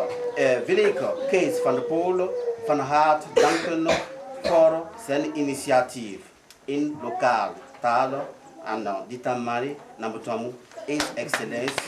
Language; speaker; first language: Dutch; non-native, learner; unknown